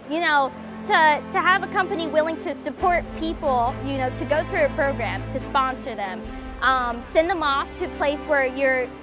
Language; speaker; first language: English; native; English